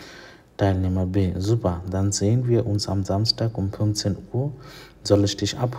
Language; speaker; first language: German; non-native, fluent; Bangla